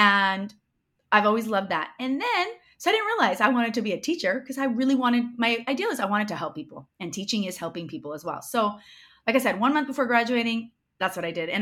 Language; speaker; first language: English; early bilingual, other home language; Spanish